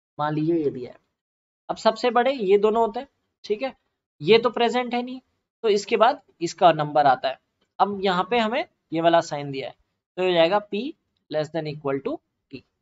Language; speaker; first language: Hindi; native; Hindi